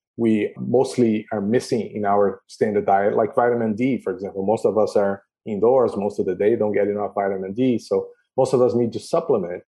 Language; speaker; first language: English; non-native, fluent; Portuguese